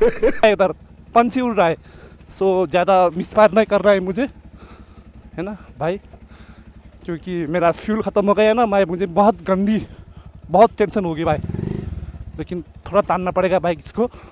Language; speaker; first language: Hindi; non-native, learner; Nepali